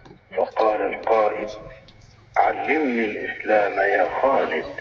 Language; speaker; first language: Arabic; native; Arabic